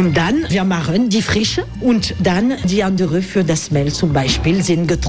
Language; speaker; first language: German; non-native, learner; French